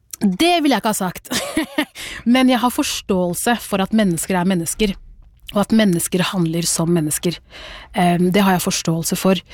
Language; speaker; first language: Norwegian; early bilingual, other home language; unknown